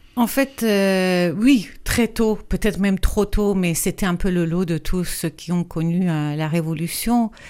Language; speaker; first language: French; non-native, fluent; Persian